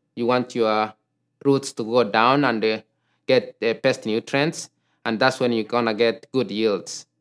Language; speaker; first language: English; non-native, local second language; Gusii